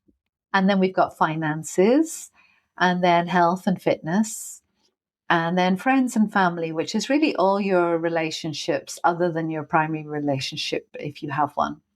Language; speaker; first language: English; native; English